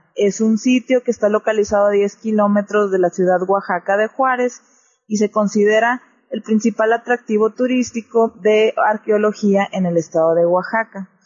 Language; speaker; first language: Spanish; native; Spanish